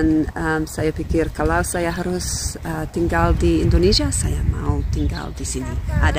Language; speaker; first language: Indonesian; non-native, fluent; English